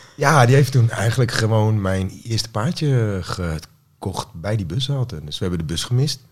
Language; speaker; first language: Dutch; native; Dutch